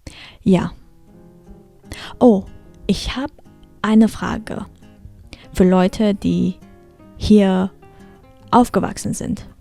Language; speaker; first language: German; early bilingual, heritage; German